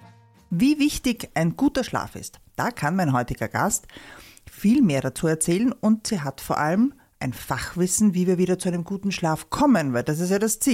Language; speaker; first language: German; native; German